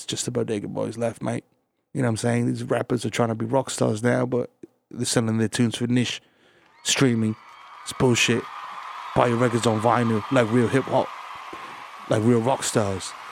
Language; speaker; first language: English; early bilingual, other home language; Spanish